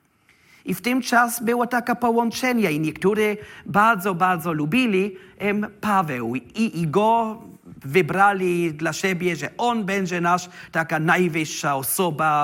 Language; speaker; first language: Polish; non-native, learner; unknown